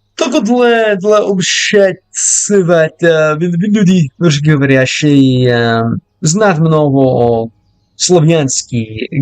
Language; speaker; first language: Russian; non-native, learner; English